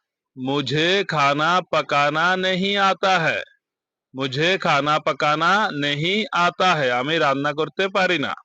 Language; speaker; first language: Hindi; non-native, fluent; Bangla